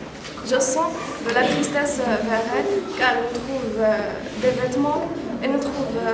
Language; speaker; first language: French; non-native, learner; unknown